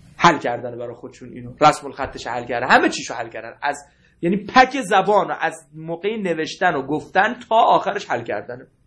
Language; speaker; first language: Persian; non-native, local second language; Arabic